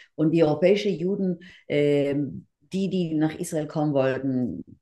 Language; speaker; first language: German; non-native, fluent; Hebrew